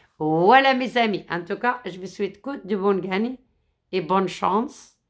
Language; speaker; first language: French; non-native, fluent; Arabic